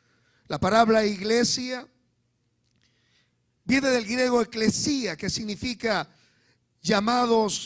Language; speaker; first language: Spanish; native; Spanish